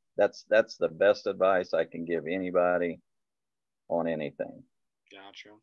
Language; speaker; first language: English; native; English